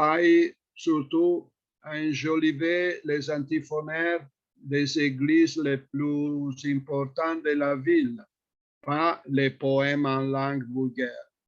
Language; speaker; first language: French; non-native, fluent; Italian